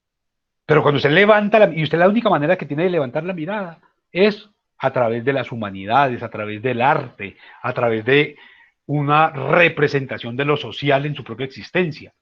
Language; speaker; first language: Spanish; native; Spanish